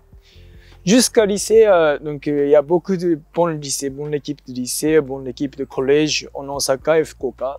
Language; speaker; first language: French; non-native, learner; Japanese